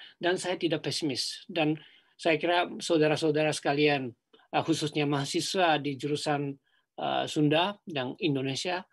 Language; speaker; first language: Indonesian; non-native, fluent; Japanese